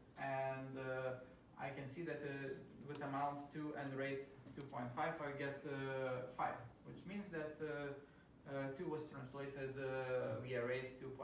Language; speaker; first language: English; non-native, fluent; Lithuanian